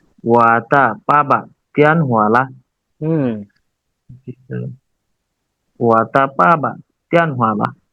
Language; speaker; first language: Chinese; non-native, learner; Bangla